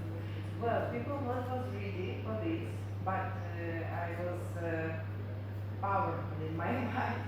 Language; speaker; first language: English; non-native, learner; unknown